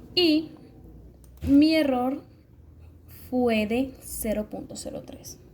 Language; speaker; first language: Spanish; native; Spanish